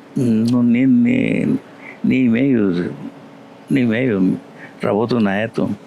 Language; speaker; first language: Russian; non-native, learner; Spanish